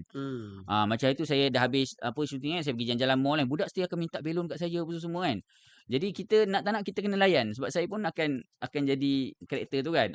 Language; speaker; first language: Malay; native; Malay